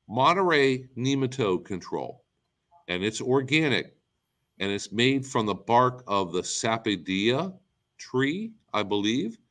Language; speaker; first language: English; native; English